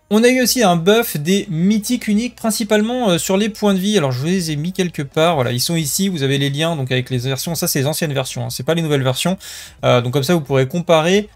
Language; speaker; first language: French; native; French